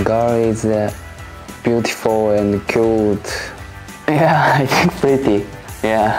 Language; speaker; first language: English; non-native, learner; Japanese